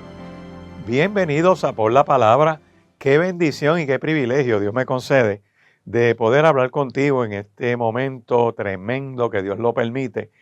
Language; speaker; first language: Spanish; native; Spanish